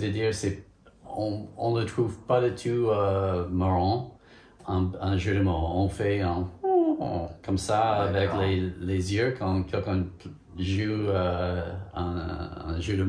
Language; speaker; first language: French; non-native, fluent; English